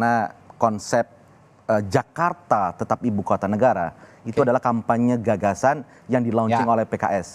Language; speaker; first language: Indonesian; native; Indonesian